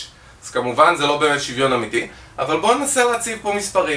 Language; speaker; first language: Hebrew; native; Hebrew